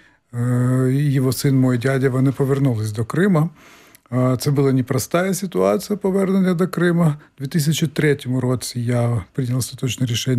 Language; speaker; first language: Ukrainian; non-native, fluent; Crimean Tatar